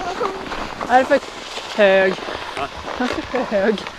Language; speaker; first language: Swedish; native; Swedish